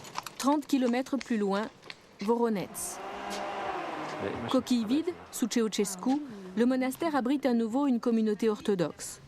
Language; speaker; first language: French; native; French